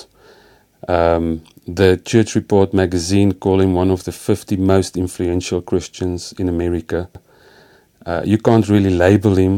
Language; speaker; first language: English; non-native, local second language; Afrikaans